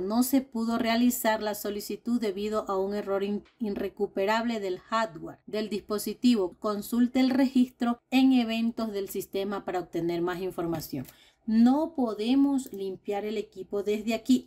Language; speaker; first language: Spanish; native; Spanish